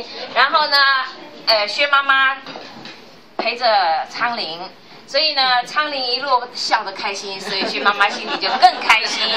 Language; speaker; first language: Chinese; native; Chinese